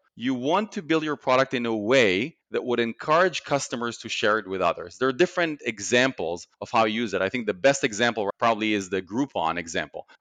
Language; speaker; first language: English; non-native, fluent; Hebrew